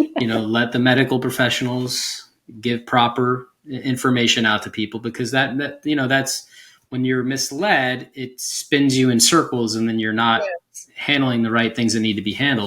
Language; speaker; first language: English; native; English